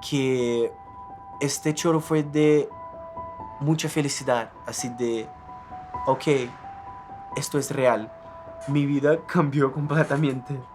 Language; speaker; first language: Spanish; non-native, fluent; Portuguese